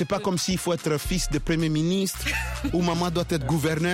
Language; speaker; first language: French; non-native, local second language; Lingala